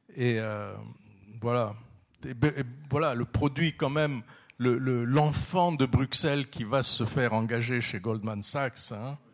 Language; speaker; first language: French; early bilingual, other home language; Turkish